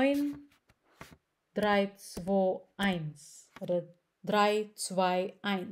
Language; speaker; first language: German; non-native, learner; Filipino